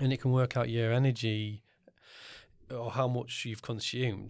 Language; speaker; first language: English; native; English